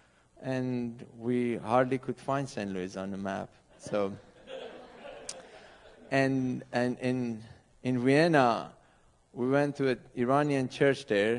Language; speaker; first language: English; non-native, fluent; Persian